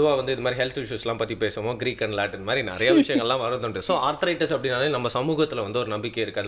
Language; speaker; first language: Tamil; native; Tamil